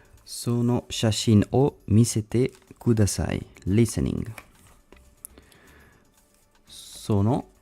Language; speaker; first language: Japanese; non-native, learner; Italian